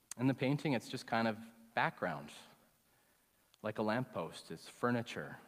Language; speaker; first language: English; native; English